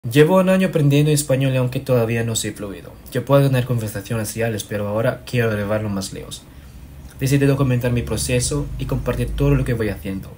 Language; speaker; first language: Spanish; non-native, learner; Filipino